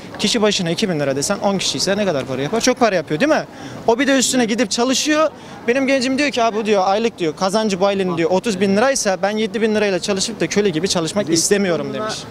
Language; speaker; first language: Turkish; early bilingual, other home language; Azerbaijani